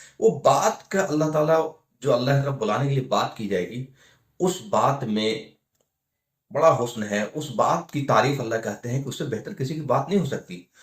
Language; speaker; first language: Urdu; native; Urdu